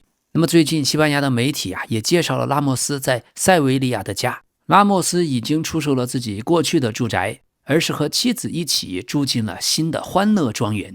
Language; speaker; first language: Chinese; native; Chinese